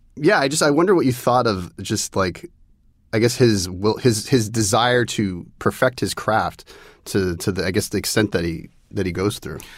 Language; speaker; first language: English; native; English